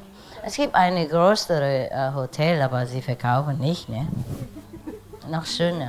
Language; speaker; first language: German; non-native, learner; Vietnamese